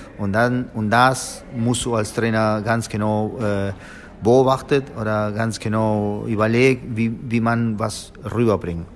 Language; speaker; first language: German; non-native, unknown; Spanish